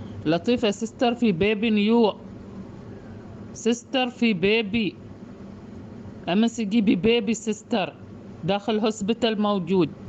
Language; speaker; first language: Arabic; non-native, learner; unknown